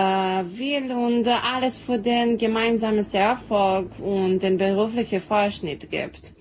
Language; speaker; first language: German; non-native, fluent; Serbian